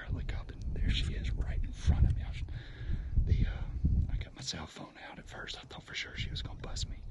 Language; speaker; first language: English; native; English